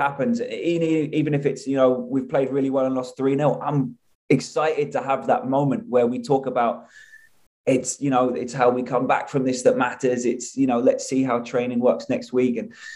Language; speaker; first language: English; native; English